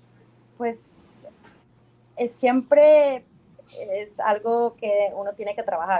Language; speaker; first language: Spanish; early bilingual, heritage; Spanish